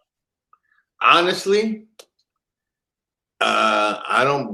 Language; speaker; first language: English; native; English